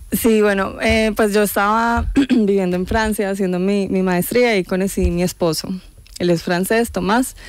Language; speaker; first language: Spanish; native; Spanish